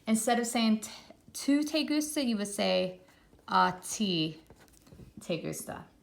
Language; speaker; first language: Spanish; non-native, fluent; English